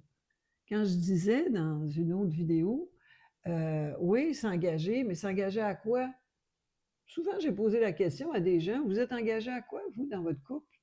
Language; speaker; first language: French; native; French